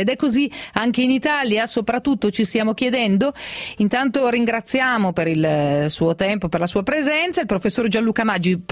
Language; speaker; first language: Italian; native; Italian